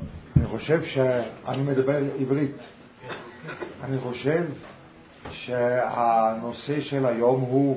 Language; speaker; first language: Hebrew; non-native, fluent; English